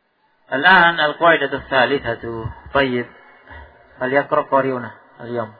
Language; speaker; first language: Arabic; non-native, fluent; Indonesian